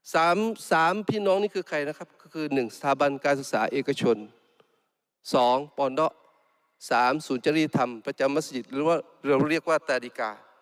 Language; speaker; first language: Thai; non-native, local second language; Malay